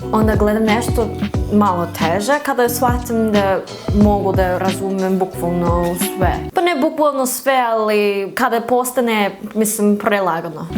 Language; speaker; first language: Serbian; non-native, learner; English